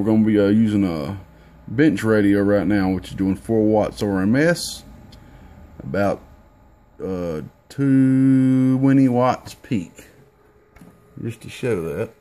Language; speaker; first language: English; native; English